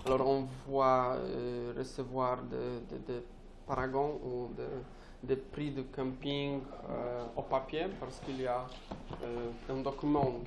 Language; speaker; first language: French; non-native, learner; Polish